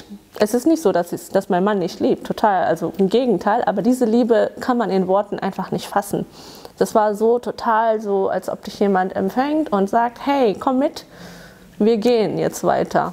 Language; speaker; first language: German; early bilingual, other home language; Tamil